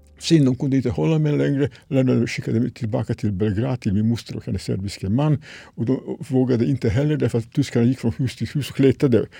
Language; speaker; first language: Swedish; non-native, fluent; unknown